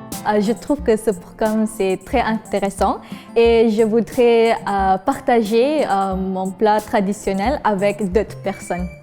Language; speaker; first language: French; non-native, learner; Malay